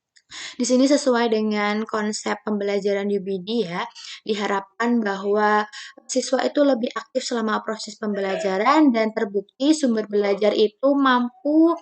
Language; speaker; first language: Indonesian; native; Indonesian